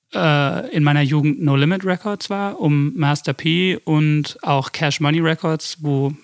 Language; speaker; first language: German; early bilingual, other home language; English